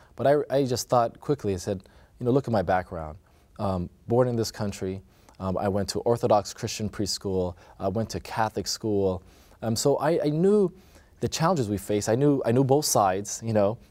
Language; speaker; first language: English; native; English